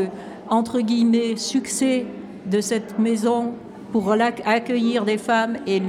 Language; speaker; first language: French; native; French